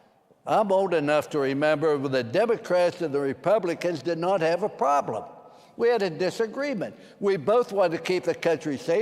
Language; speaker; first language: English; native; English